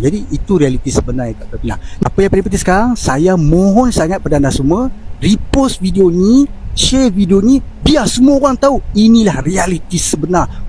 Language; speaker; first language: Malay; native; Malay